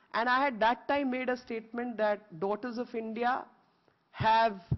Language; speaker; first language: English; non-native, local second language; Hindi